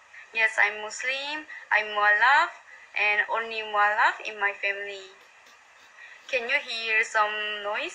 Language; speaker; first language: English; non-native, learner; Korean